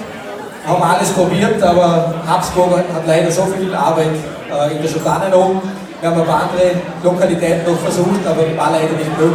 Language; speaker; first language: German; native; German